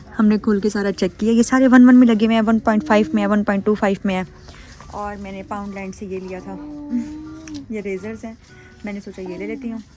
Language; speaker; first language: Urdu; native; Urdu